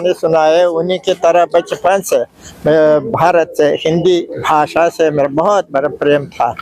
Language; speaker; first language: Hindi; non-native, fluent; Uzbek